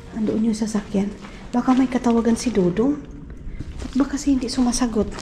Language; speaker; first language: Filipino; non-native, local second language; Cebuano